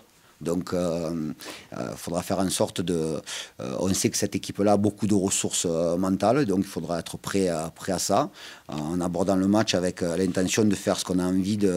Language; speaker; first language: French; native; French